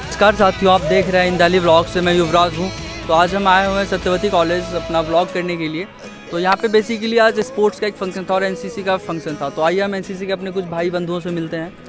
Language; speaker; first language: Hindi; native; Hindi